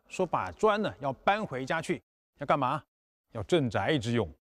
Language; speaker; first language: Chinese; native; Chinese